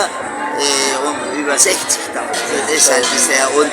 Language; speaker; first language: German; early bilingual, heritage; Spanish